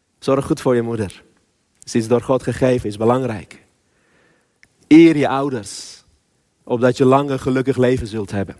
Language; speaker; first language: Dutch; early bilingual, other home language; Armenian